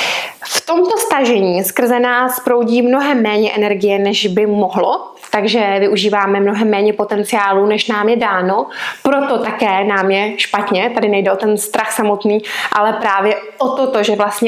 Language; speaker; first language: Czech; native; Czech